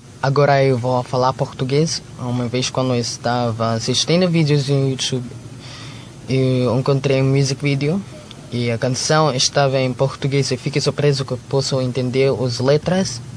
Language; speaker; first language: Portuguese; non-native, learner; Filipino